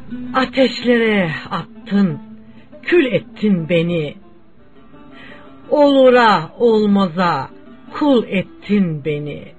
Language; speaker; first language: Turkish; native; Turkish